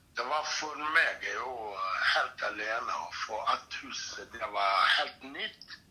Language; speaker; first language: Norwegian; non-native, fluent; Kurdish